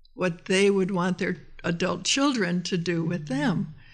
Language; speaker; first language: English; native; English